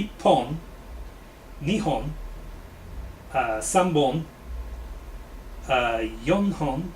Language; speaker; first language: Japanese; non-native, learner; English